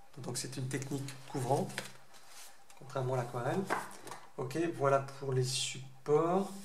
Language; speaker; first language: French; native; French